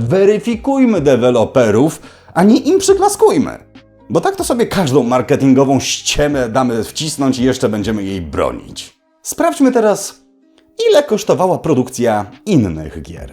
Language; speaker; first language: Polish; native; Polish